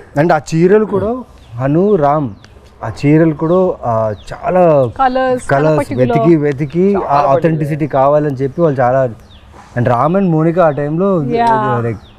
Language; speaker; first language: Telugu; native; Telugu